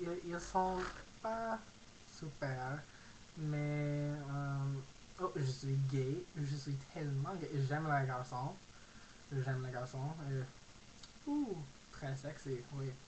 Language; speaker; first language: French; non-native, learner; English